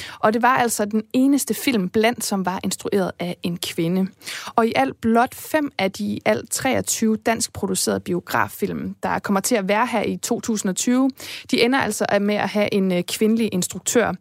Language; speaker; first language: Danish; native; Danish